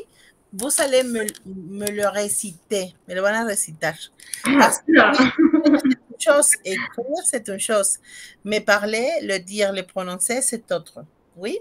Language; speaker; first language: French; non-native, fluent; Spanish